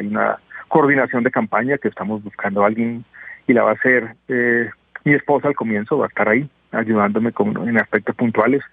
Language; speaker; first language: Spanish; native; Spanish